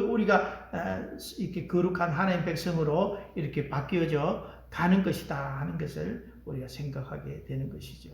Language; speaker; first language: Korean; native; Korean